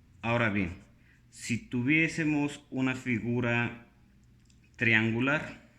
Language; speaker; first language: Spanish; native; Spanish